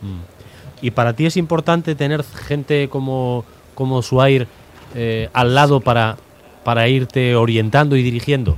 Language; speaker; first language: Spanish; native; Spanish